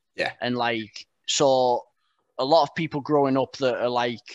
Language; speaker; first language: English; native; English